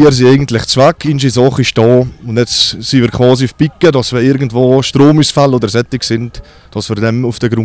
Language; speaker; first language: German; native; German